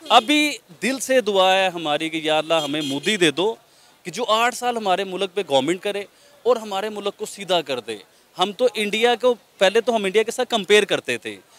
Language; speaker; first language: Urdu; non-native, local second language; Punjabi